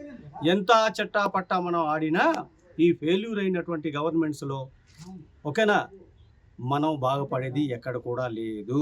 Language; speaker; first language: Telugu; native; Telugu